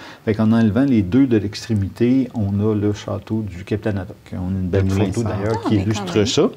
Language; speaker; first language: French; native; French